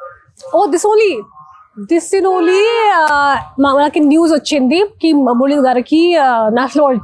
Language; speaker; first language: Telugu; non-native, local second language; Hindi